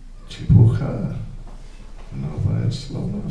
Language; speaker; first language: Russian; non-native, learner; English